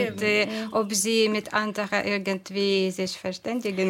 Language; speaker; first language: German; non-native, fluent; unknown